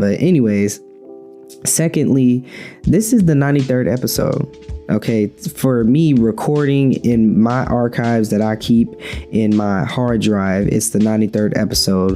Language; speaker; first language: English; native; English